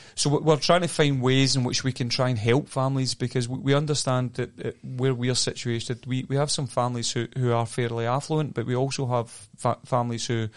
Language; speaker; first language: English; native; English